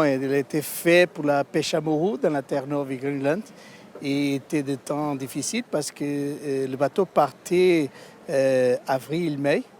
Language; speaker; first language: French; non-native, learner; Portuguese